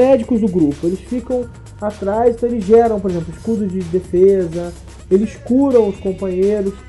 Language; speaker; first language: Portuguese; native; Portuguese